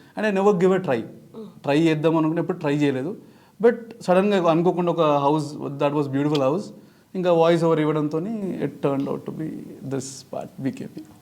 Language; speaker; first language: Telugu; native; Telugu